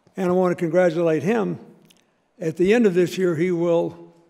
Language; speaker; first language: English; native; English